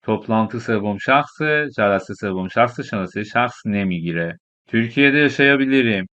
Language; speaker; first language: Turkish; non-native, fluent; Persian